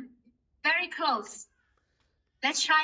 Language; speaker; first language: English; non-native, fluent; Chinese